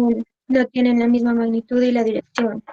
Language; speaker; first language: Spanish; native; Spanish